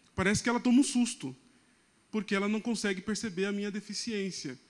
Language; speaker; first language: Portuguese; non-native, local second language; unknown